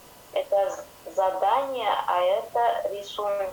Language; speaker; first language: Russian; non-native, learner; Kyrgyz